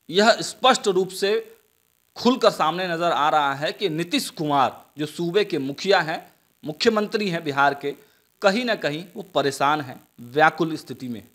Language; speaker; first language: Hindi; native; Hindi